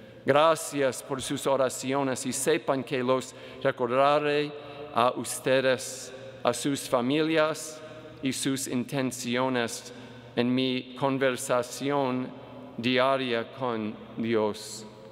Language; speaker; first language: Spanish; non-native, learner; English